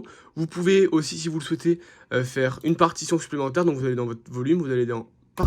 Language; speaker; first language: French; native; French